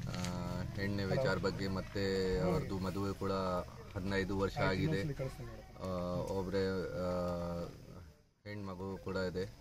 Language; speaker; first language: Kannada; non-native, learner; Hindi